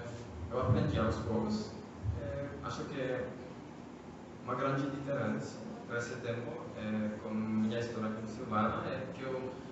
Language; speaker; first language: Portuguese; non-native, fluent; French